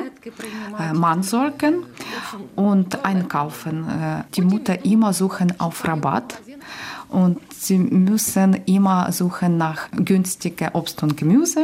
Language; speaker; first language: German; non-native, learner; Ukrainian